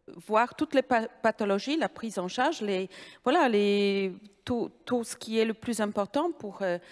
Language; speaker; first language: French; non-native, fluent; Polish